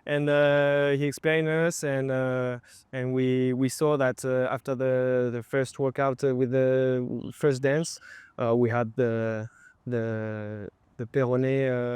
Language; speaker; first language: English; non-native, fluent; French